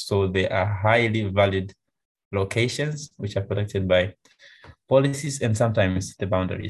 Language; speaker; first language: English; non-native, local second language; Swahili